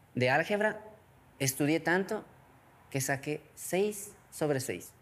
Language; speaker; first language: Spanish; non-native, local second language; Quechua